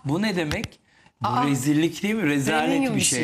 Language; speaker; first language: Turkish; native; Turkish